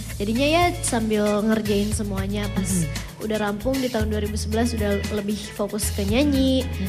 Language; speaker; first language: Indonesian; native; Indonesian